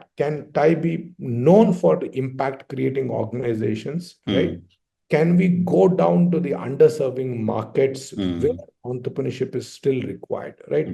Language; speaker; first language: English; non-native, local second language; Telugu